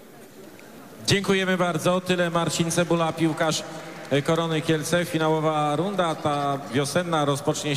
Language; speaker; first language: Polish; native; Polish